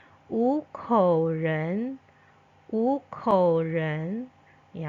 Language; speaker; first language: Chinese; non-native, fluent; Indonesian